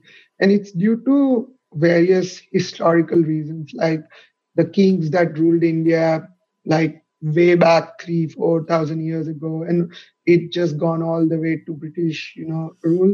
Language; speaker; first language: English; non-native, local second language; Gujarati